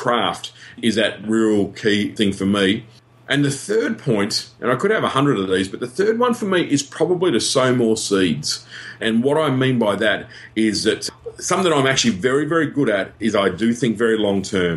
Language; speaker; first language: English; native; English